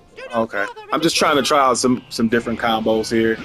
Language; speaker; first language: English; native; English